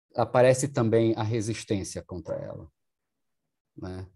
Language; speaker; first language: Portuguese; non-native, fluent; German